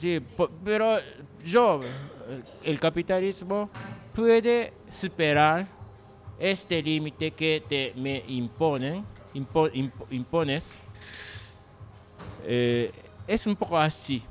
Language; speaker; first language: Spanish; non-native, learner; Japanese